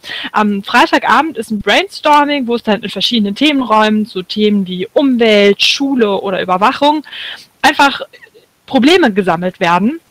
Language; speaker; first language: German; native; German